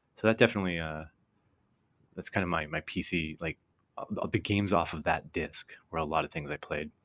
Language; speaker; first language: English; native; English